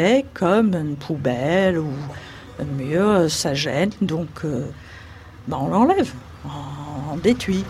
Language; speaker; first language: French; non-native, fluent; English